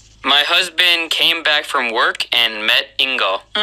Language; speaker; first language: English; native; English